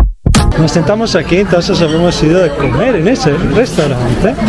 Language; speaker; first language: Spanish; non-native, fluent; Italian